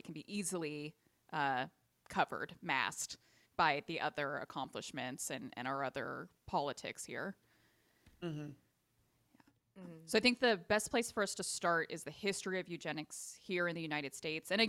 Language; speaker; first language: English; native; English